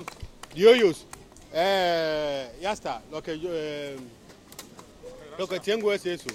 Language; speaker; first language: Spanish; non-native, learner; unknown